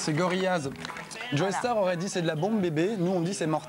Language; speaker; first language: French; native; French